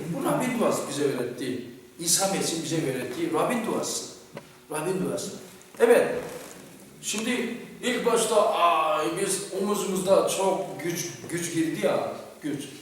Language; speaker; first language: Turkish; non-native, fluent; Korean